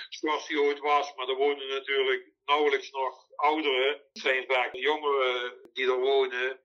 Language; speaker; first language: Dutch; native; Dutch